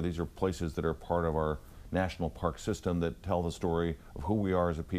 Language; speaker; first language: English; native; English